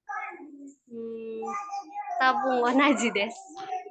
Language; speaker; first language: Japanese; non-native, learner; Indonesian